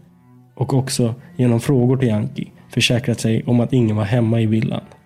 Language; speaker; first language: Swedish; native; Swedish